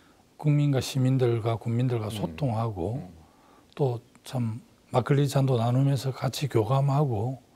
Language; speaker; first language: Korean; native; Korean